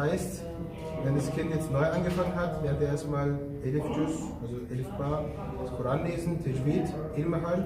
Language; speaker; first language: German; early bilingual, other home language; Turkish